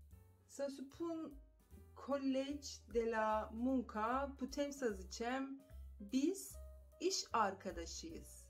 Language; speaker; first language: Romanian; non-native, fluent; Turkish